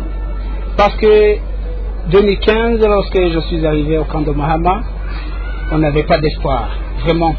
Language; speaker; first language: French; non-native, local second language; Rundi